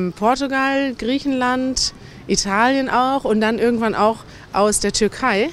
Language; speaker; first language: German; native; German